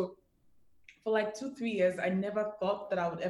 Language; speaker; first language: English; non-native, local second language; Igbo